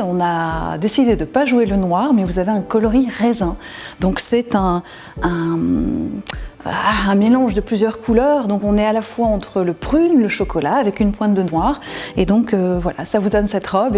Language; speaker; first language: French; native; French